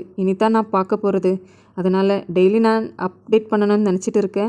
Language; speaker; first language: Tamil; non-native, fluent; Malayalam